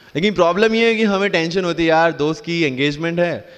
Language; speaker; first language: Hindi; non-native, local second language; Gujarati